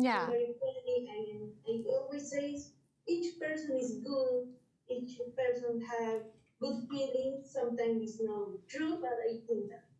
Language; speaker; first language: English; non-native, learner; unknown